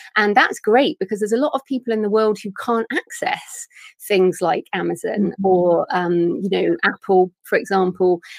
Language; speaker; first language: English; native; English